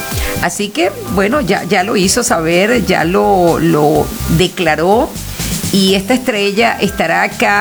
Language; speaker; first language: Spanish; native; Spanish